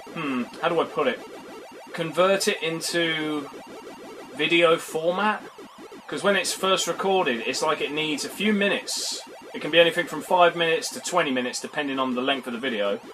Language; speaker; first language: English; native; English